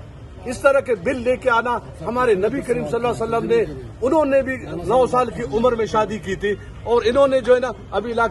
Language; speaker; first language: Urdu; non-native, local second language; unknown